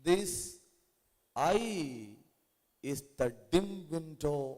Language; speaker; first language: English; non-native, local second language; Tamil